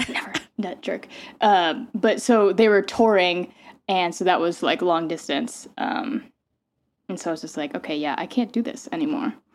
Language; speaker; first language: English; native; English